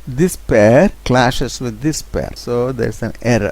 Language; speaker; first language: English; non-native, local second language; Tamil